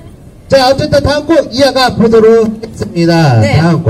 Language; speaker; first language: Korean; native; Korean